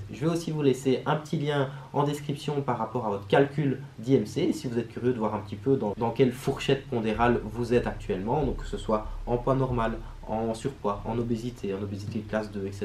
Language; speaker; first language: French; native; French